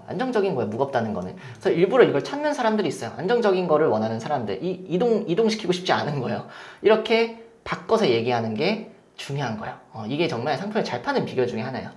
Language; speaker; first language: Korean; native; Korean